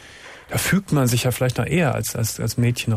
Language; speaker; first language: German; native; German